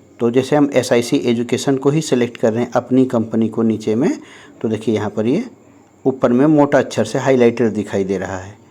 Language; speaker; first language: Hindi; native; Hindi